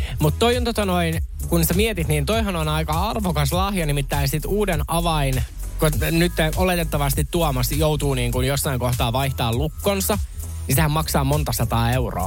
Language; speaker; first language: Finnish; native; Finnish